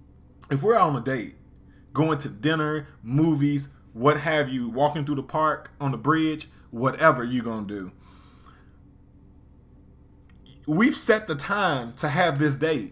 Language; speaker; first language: English; native; English